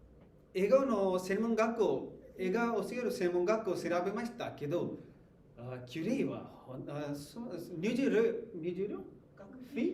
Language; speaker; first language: Japanese; non-native, learner; Hindi